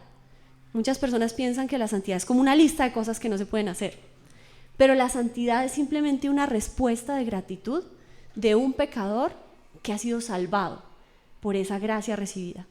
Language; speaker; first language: Spanish; native; Spanish